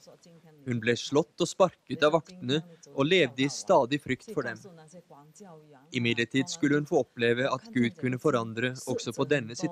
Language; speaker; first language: Norwegian; native; Norwegian